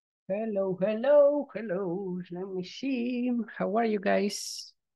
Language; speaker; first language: English; non-native, fluent; Spanish